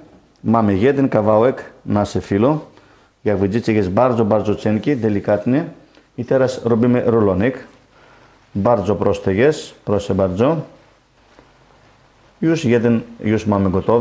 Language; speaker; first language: Polish; non-native, fluent; Greek